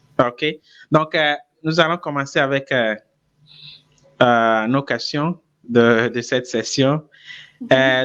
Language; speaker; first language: French; non-native, fluent; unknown